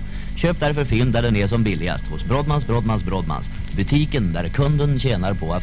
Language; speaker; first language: Swedish; native; Swedish